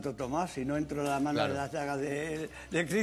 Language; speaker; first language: Spanish; native; Spanish